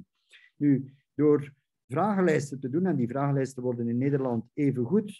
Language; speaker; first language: Dutch; native; Dutch